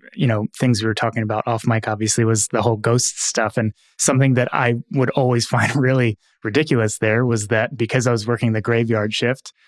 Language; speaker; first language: English; native; English